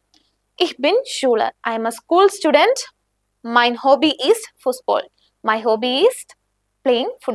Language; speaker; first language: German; non-native, fluent; Malayalam